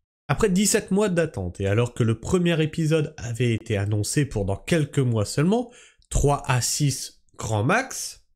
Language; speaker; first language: French; native; French